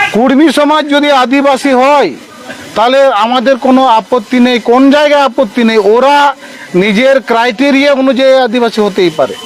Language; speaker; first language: Bangla; non-native, local second language; Santali